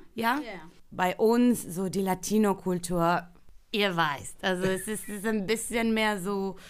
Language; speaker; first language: German; non-native, fluent; Spanish